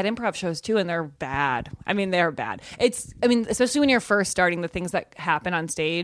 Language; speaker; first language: English; native; English